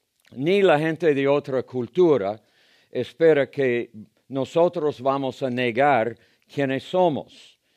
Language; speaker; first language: Spanish; non-native, fluent; English